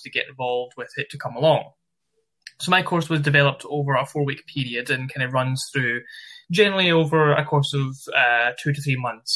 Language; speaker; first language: English; native; English